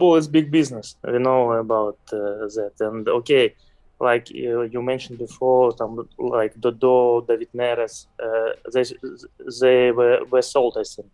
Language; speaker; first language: English; non-native, fluent; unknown